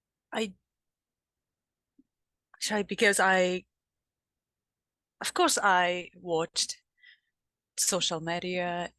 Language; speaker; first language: English; non-native, learner; Japanese